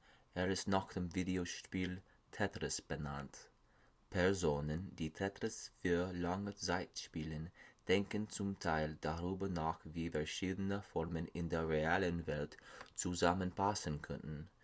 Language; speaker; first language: German; non-native, learner; English